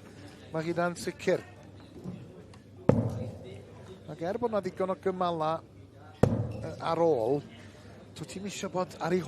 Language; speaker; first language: Welsh; native; Welsh